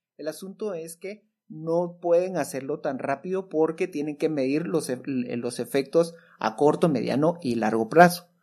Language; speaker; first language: Spanish; native; Spanish